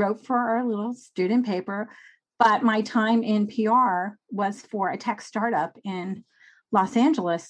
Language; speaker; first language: English; native; English